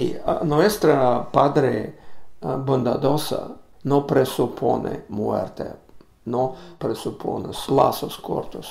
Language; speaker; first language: Spanish; non-native, learner; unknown